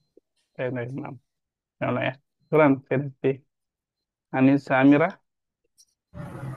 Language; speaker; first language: Arabic; non-native, fluent; Indonesian